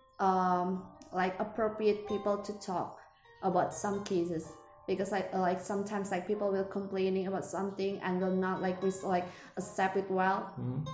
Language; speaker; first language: English; non-native, learner; Indonesian